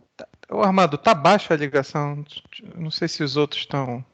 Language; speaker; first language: Portuguese; native; Portuguese